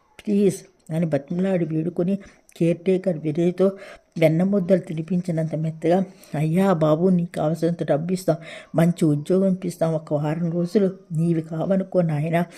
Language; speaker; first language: Telugu; native; Telugu